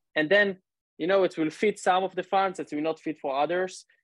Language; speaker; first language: English; non-native, fluent; Hebrew